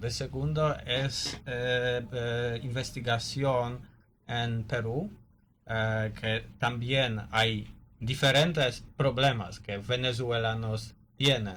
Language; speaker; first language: Spanish; non-native, learner; Polish